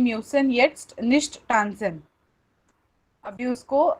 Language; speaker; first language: German; non-native, fluent; Hindi